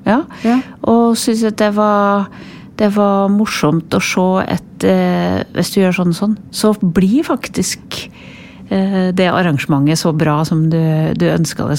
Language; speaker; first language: Norwegian; native; Norwegian